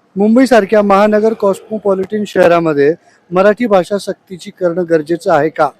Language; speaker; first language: Marathi; non-native, local second language; Hindi